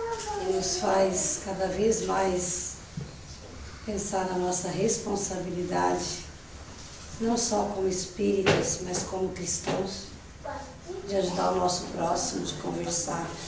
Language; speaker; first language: Portuguese; native; Portuguese